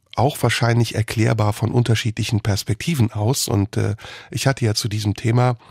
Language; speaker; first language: German; early bilingual, other home language; Turkish